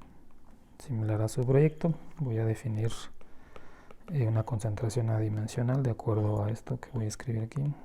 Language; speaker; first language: Spanish; native; Spanish